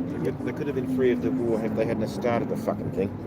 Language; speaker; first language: English; native; English